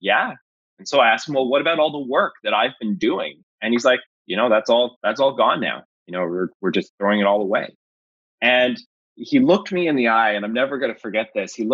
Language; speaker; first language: English; native; English